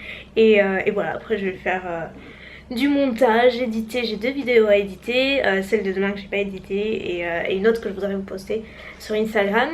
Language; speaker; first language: French; native; French